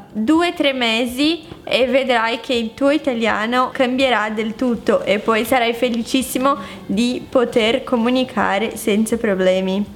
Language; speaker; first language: Italian; non-native, fluent; Portuguese